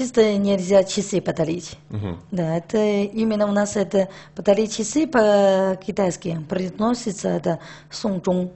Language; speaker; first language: Russian; non-native, learner; Chinese